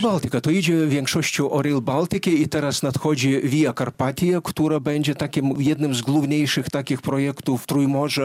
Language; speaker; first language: Polish; non-native, fluent; Lithuanian